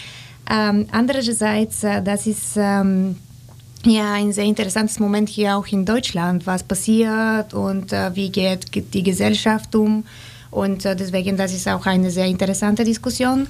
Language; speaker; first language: German; non-native, fluent; Bulgarian